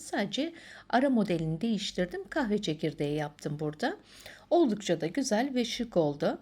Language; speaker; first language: Turkish; native; Turkish